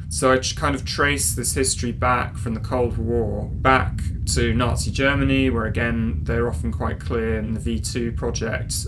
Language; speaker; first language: English; native; English